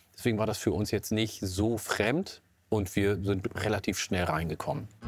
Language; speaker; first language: German; early bilingual, other home language; Oromo